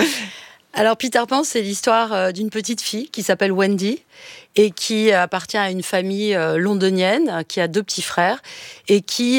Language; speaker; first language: French; native; French